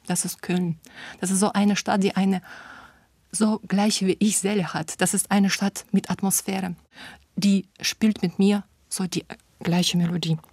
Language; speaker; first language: German; non-native, fluent; Russian